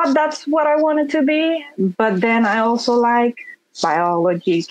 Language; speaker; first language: English; non-native, fluent; Spanish